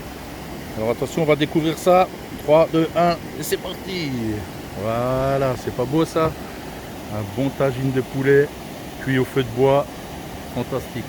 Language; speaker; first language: French; native; French